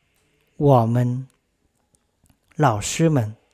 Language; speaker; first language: Chinese; non-native, fluent; Lao